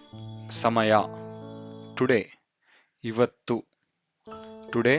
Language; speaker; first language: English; non-native, local second language; Kannada